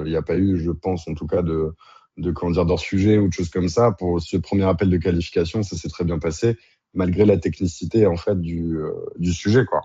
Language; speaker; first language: French; native; French